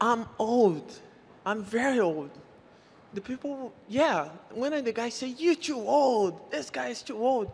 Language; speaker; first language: English; non-native, learner; Portuguese